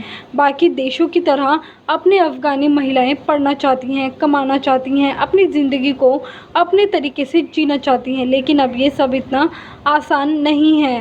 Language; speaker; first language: Hindi; native; Hindi